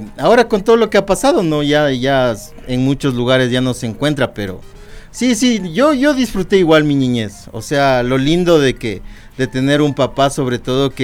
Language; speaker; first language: Spanish; native; Spanish